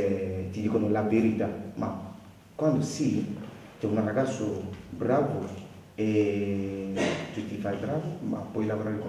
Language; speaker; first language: Italian; non-native, learner; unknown